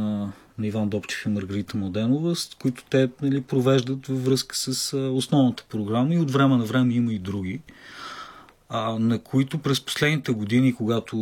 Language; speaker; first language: Bulgarian; native; Bulgarian